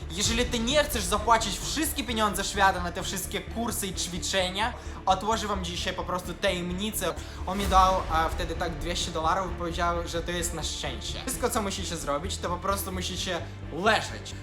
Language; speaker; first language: Polish; non-native, fluent; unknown